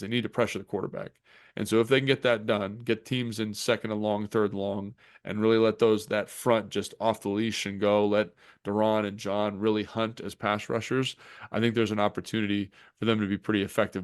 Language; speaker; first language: English; native; English